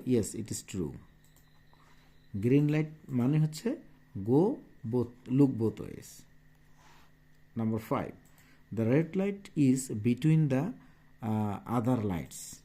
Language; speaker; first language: English; non-native, local second language; Bangla